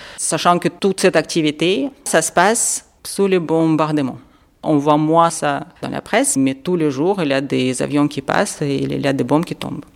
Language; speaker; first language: French; non-native, fluent; Ukrainian